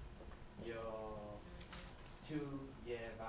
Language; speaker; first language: Spanish; non-native, learner; English